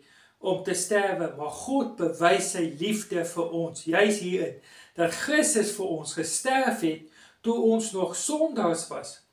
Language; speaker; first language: Afrikaans; native; Afrikaans